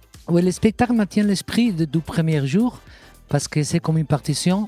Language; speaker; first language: French; non-native, fluent; Catalan